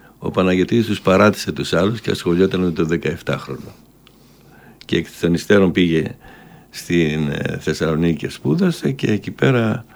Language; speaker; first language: Greek; native; Greek